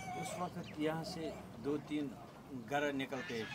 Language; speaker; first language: Hindi; non-native, local second language; Kashmiri